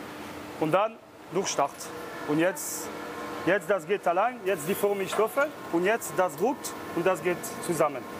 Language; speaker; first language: German; non-native, learner; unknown